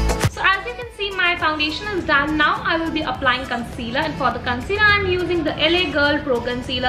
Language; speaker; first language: English; non-native, local second language; Hindi